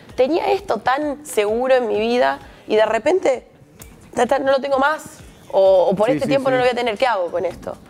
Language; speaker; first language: Spanish; native; Spanish